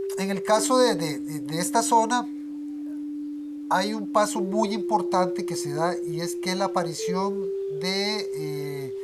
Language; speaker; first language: Spanish; native; Spanish